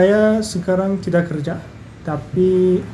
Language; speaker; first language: Indonesian; non-native, learner; Turkish